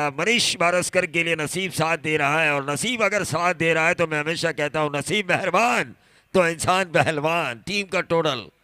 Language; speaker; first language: Hindi; non-native, local second language; Marathi